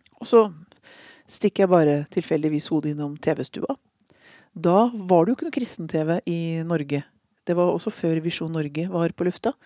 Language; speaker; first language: Norwegian; native; Norwegian